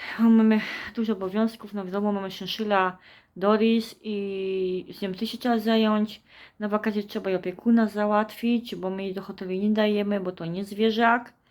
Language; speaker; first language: Polish; native; Polish